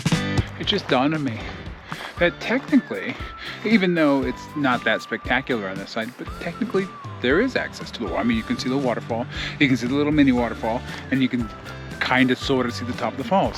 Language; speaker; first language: English; native; English